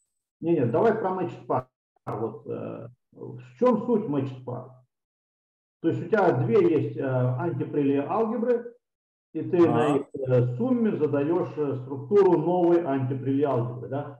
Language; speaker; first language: Russian; native; Russian